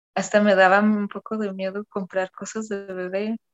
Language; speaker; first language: Spanish; non-native, fluent; German